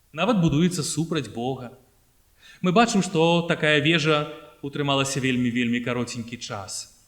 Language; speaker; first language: Belarusian; native; Belarusian